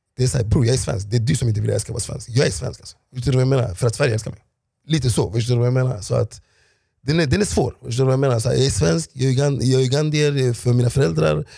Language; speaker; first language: Swedish; early bilingual, other home language; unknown